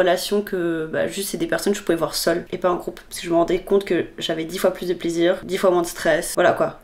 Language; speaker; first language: French; native; French